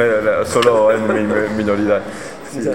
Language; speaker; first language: Spanish; non-native, learner; French